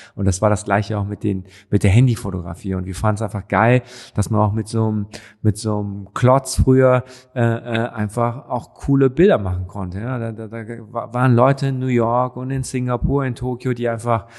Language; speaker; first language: German; native; German